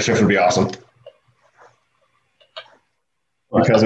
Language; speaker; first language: English; native; English